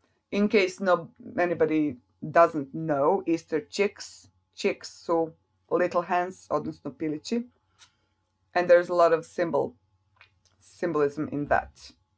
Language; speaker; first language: English; non-native, fluent; Serbian